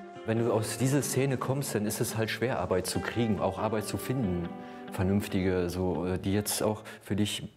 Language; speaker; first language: German; native; German